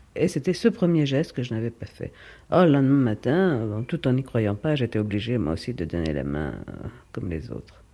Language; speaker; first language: French; non-native, fluent; Greek